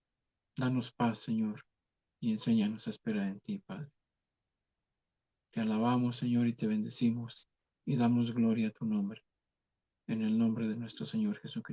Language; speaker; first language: Spanish; native; Spanish